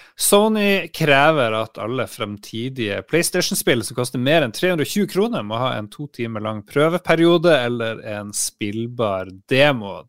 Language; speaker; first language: Norwegian; native; Norwegian